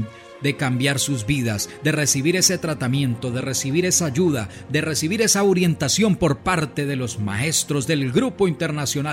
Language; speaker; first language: Spanish; native; Spanish